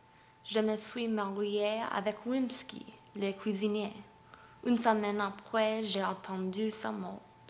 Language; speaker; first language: French; non-native, learner; English